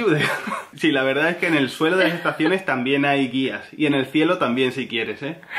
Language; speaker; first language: Spanish; native; Spanish